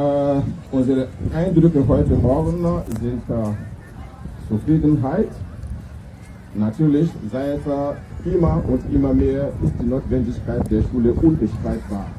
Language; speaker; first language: German; non-native, fluent; French